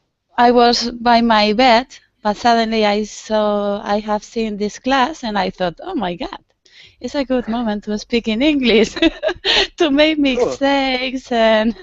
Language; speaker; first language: English; non-native, learner; Spanish